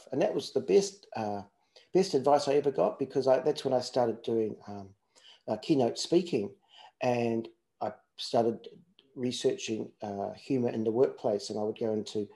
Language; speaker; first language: English; native; English